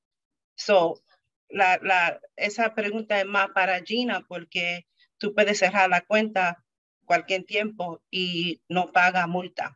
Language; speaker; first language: Spanish; early bilingual, heritage; Spanish